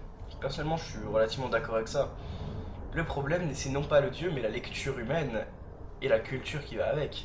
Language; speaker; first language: French; native; French